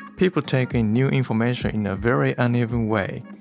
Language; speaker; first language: English; non-native, fluent; Japanese